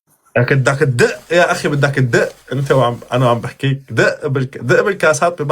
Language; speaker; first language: Arabic; native; Arabic